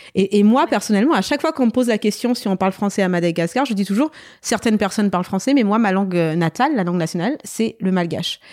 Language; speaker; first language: French; non-native, local second language; Malagasy